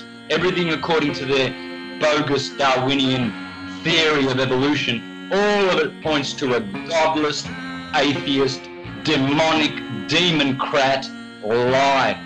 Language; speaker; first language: English; native; English